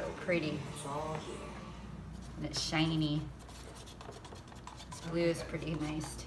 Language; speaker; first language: English; native; English